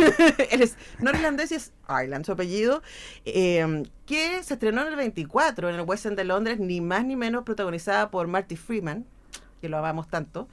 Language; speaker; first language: Spanish; native; Spanish